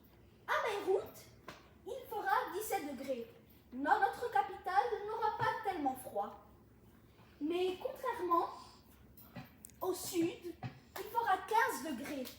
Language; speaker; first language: French; non-native, local second language; Arabic